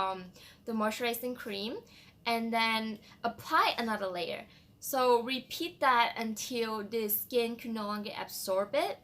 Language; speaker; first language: English; non-native, fluent; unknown